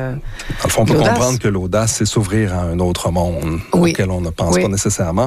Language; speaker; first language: French; native; French